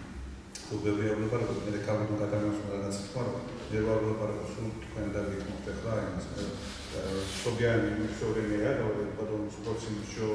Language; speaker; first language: Russian; non-native, fluent; Georgian